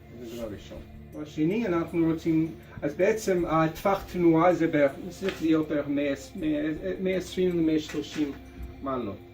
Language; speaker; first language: Hebrew; non-native, fluent; English